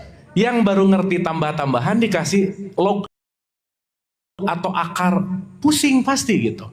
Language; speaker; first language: Indonesian; native; Indonesian